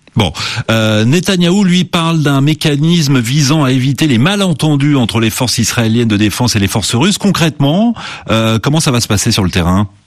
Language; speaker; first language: French; native; French